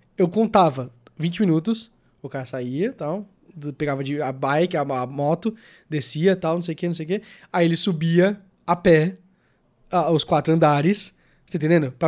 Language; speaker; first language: Portuguese; native; Portuguese